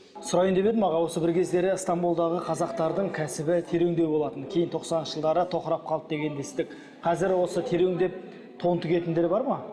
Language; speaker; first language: Kazakh; native; Kazakh